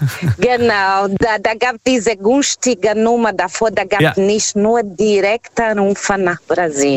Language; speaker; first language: German; non-native, fluent; Portuguese